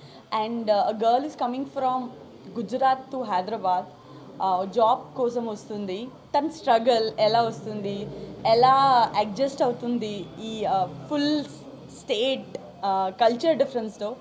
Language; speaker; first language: Telugu; non-native, learner; Gujarati